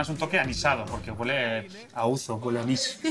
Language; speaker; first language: Spanish; native; Spanish